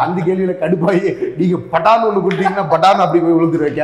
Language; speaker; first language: Tamil; native; Tamil